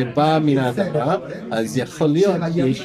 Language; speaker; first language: Hebrew; non-native, fluent; English